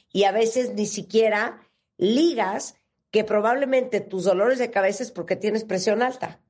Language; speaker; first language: Spanish; native; Spanish